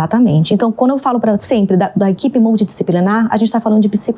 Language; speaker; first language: Portuguese; native; Portuguese